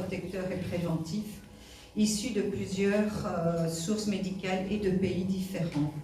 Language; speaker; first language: French; native; French